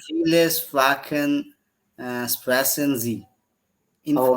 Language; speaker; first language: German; non-native, learner; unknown